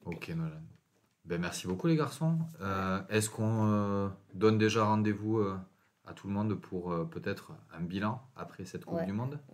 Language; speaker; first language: French; native; French